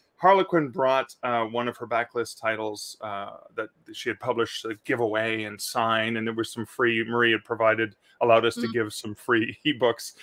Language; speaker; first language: English; native; English